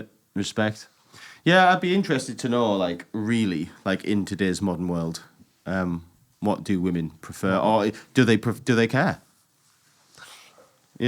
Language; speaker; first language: English; native; English